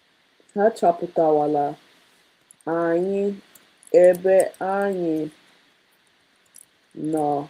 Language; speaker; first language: Igbo; non-native, learner; English